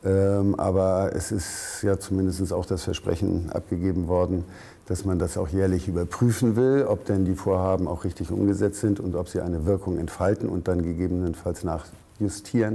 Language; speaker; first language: German; native; German